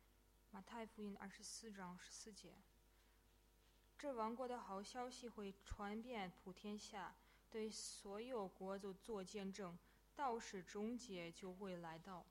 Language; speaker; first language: Chinese; non-native, fluent; Russian